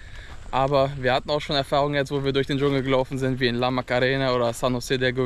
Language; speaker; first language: German; native; German